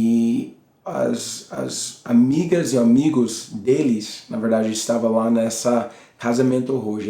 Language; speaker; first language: Portuguese; non-native, learner; English